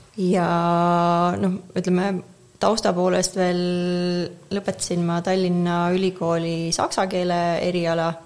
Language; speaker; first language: Estonian; native; Estonian